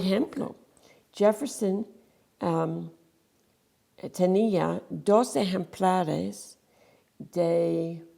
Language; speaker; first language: Spanish; non-native, fluent; English